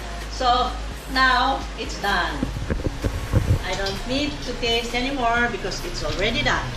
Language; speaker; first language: English; non-native, local second language; Cebuano